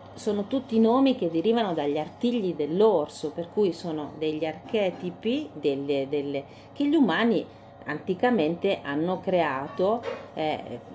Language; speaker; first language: Italian; native; Italian